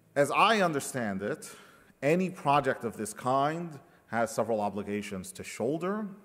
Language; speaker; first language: English; early bilingual, other home language; Spanish